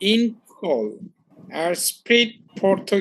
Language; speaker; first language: German; non-native, learner; Bangla